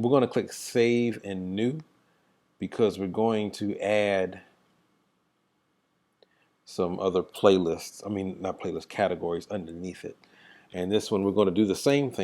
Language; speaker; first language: English; native; English